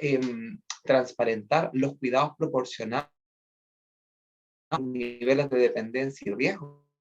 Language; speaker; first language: Spanish; native; Spanish